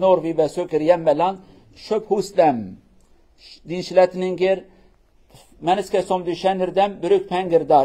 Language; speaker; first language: Norwegian; non-native, learner; Kurdish